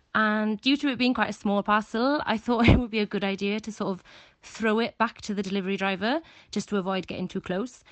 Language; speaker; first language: English; native; English